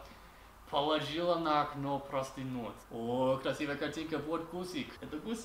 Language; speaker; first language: Russian; non-native, learner; English